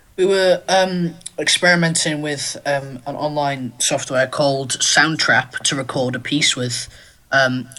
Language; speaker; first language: English; native; English